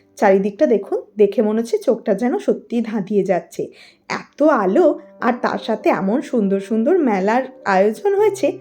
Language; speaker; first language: Bangla; native; Bangla